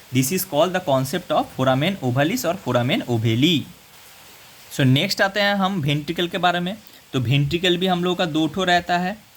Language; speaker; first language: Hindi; non-native, local second language; Bangla